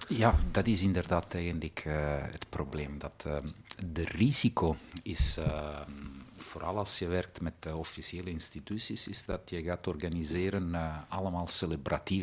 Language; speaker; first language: Dutch; non-native, fluent; Italian